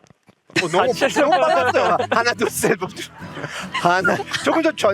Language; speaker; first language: Korean; non-native, learner; English